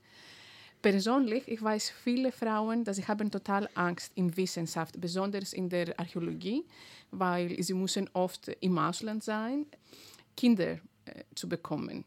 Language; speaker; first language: German; non-native, fluent; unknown